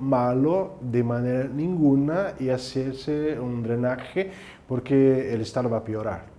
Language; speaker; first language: Spanish; non-native, fluent; Portuguese